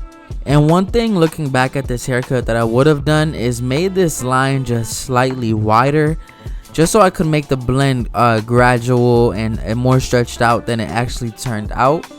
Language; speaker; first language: English; native; English